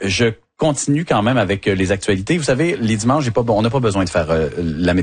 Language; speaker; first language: French; native; French